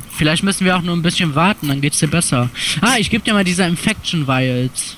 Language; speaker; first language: German; native; German